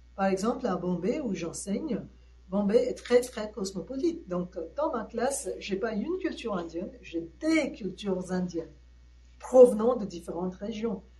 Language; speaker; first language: French; non-native, fluent; Tamil